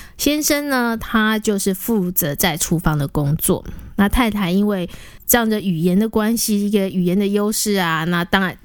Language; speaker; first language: Chinese; native; Chinese